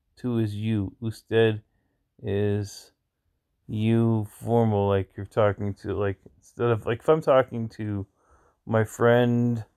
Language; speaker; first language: English; native; English